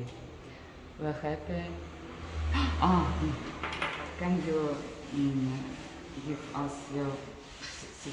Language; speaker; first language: English; non-native, learner; Russian